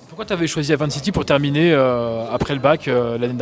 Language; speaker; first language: French; native; French